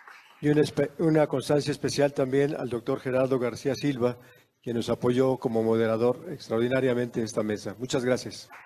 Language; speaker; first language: Spanish; native; Spanish